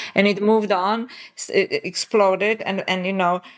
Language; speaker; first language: English; non-native, fluent; Polish